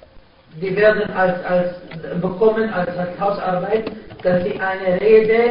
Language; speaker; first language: German; non-native, fluent; Arabic